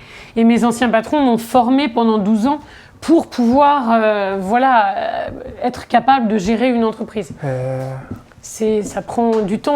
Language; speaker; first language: French; native; French